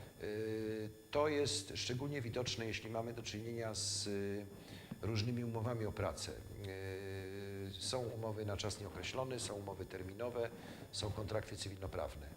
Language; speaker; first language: Polish; native; Polish